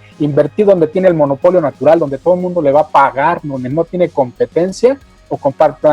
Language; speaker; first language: Spanish; native; Spanish